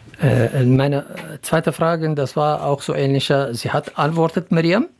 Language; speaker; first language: German; non-native, learner; Central Kurdish